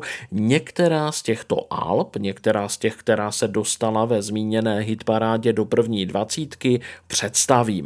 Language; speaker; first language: Czech; native; Czech